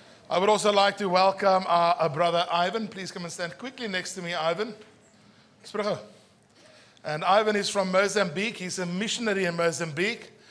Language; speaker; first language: English; non-native, local second language; Afrikaans